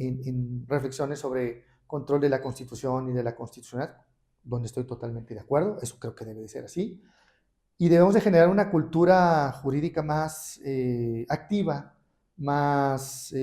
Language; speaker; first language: Spanish; native; Spanish